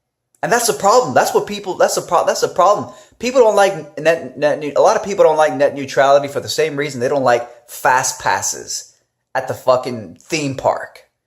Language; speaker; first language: English; native; English